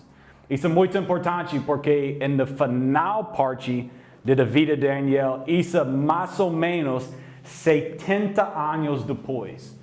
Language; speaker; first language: Portuguese; non-native, learner; English